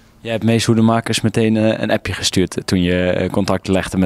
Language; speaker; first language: Dutch; native; Dutch